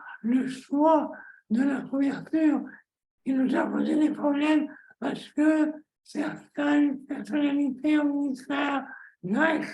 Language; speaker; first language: French; non-native, fluent; Greek